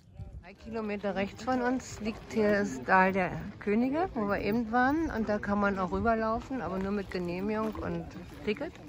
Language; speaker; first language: German; native; German